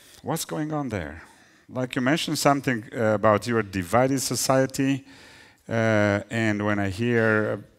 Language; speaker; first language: English; non-native, fluent; Romanian